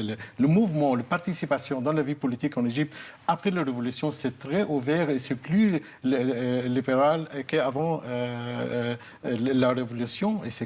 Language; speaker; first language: French; non-native, fluent; Arabic